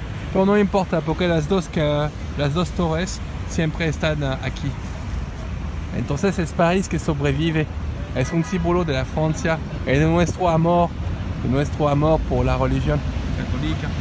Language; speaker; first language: Spanish; non-native, learner; French